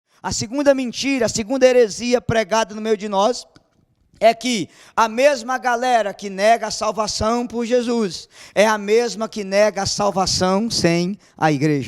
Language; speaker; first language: Portuguese; native; Portuguese